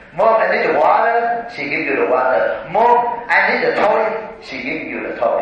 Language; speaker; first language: English; non-native, learner; Vietnamese